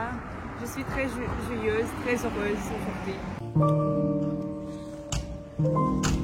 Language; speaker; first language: French; non-native, learner; Russian